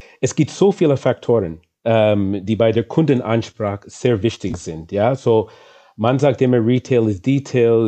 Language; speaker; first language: German; non-native, fluent; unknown